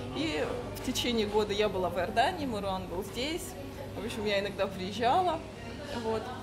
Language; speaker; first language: Russian; native; Russian